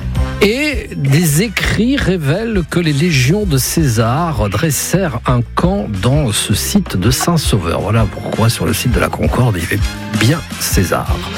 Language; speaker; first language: French; native; French